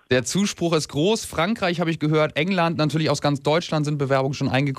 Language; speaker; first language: German; native; German